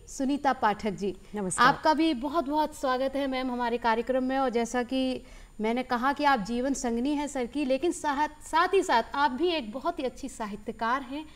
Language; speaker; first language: Hindi; native; Hindi